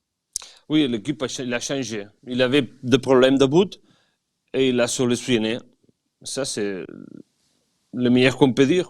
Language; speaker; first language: French; non-native, fluent; Catalan